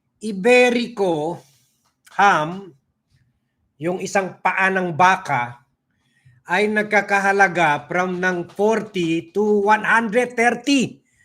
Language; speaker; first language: Filipino; non-native, local second language; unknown